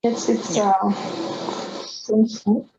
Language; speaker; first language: German; non-native, learner; Spanish